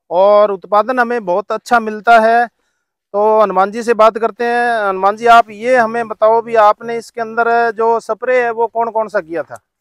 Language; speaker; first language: Hindi; native; Hindi